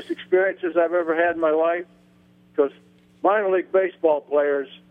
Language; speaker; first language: English; native; English